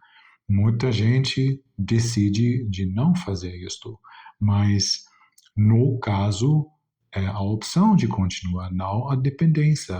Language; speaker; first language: Portuguese; non-native, fluent; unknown